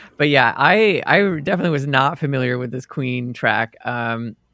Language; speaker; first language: English; non-native, fluent; Portuguese